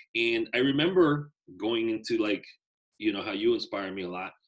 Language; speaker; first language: English; native; English